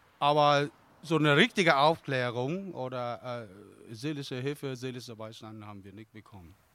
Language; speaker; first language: German; non-native, fluent; Vietnamese